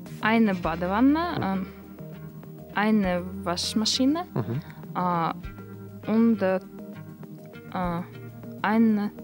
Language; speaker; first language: German; non-native, learner; Russian